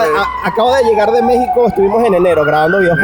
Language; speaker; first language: Spanish; native; Spanish